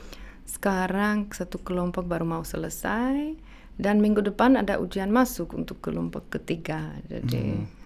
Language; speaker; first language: Indonesian; non-native, fluent; Czech